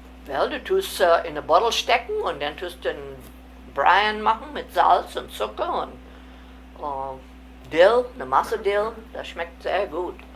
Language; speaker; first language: German; early bilingual, heritage; German